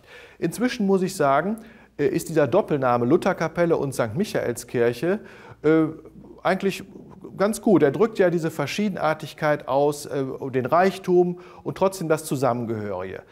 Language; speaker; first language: German; native; German